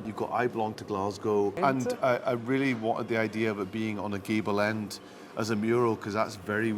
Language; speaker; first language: English; early bilingual, other home language; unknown